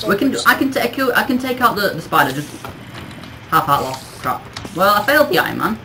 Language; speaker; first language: English; native; English